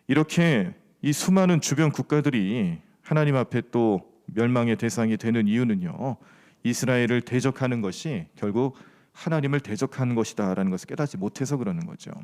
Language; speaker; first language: Korean; native; Korean